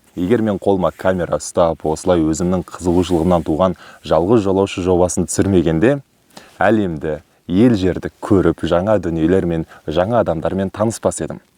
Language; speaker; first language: Kazakh; native; Kazakh